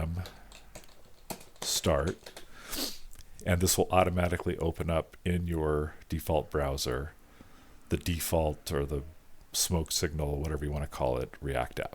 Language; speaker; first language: English; native; English